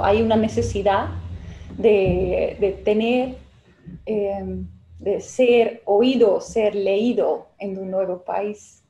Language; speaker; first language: Spanish; non-native, fluent; Finnish